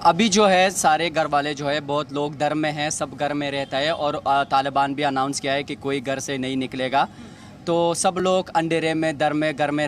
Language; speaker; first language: Hindi; non-native, fluent; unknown